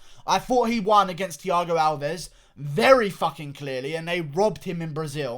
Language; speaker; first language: English; native; English